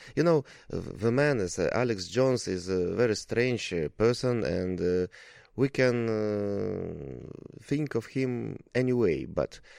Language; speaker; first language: English; non-native, learner; Russian